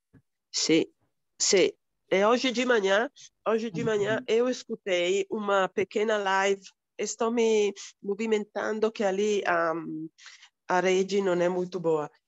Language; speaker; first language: Portuguese; non-native, fluent; Italian